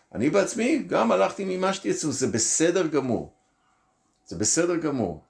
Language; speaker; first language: Hebrew; native; Hebrew